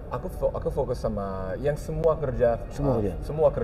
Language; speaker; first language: Indonesian; early bilingual, heritage; English